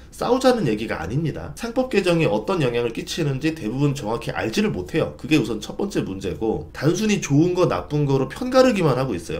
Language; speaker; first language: Korean; native; Korean